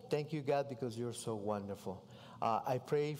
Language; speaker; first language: English; non-native, learner; Spanish